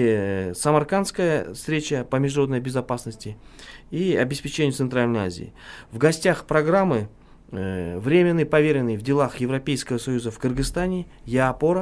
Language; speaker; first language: Russian; non-native, local second language; Kyrgyz